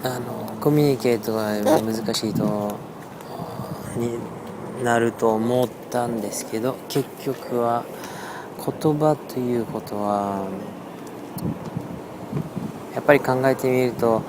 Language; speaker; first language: Japanese; non-native, fluent; French